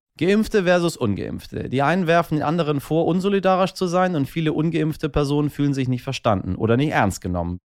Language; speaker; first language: German; early bilingual, other home language; Persian